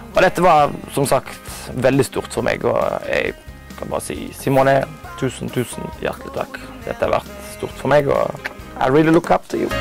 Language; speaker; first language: Norwegian; non-native, fluent; Romanian